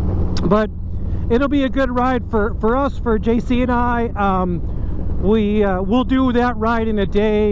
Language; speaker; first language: English; native; English